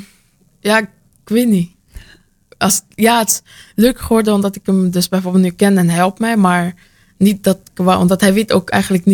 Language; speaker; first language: Dutch; early bilingual, other home language; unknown